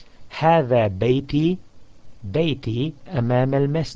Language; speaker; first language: Arabic; non-native, fluent; English